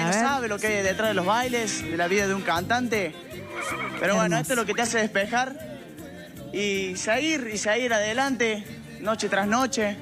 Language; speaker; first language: Spanish; native; Spanish